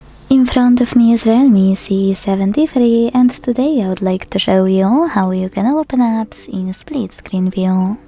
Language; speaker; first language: English; non-native, fluent; Polish